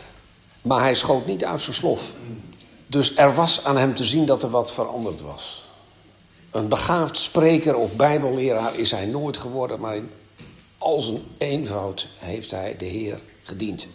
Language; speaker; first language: Dutch; native; Dutch